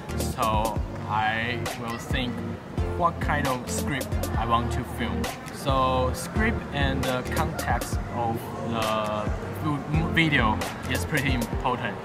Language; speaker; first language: English; non-native, fluent; Chinese